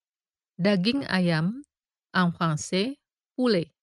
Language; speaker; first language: French; non-native, fluent; Indonesian